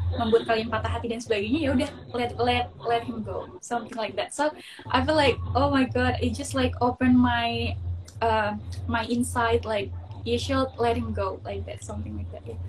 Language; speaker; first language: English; non-native, local second language; Indonesian